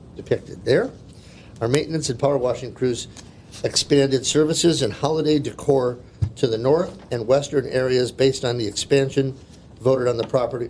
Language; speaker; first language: English; native; English